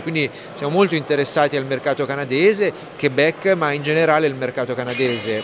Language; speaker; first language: Italian; native; Italian